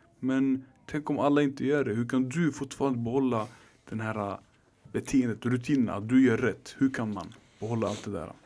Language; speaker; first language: Swedish; early bilingual, other home language; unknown